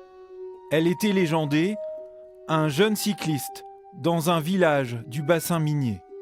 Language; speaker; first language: French; native; French